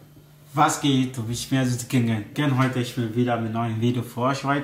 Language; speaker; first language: German; non-native, learner; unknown